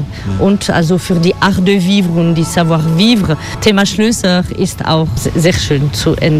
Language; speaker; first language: German; non-native, fluent; French